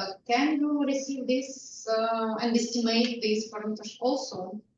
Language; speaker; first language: English; non-native, learner; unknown